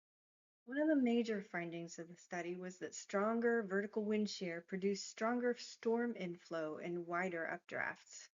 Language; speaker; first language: English; native; English